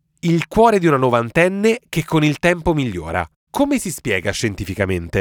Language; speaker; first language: Italian; native; Italian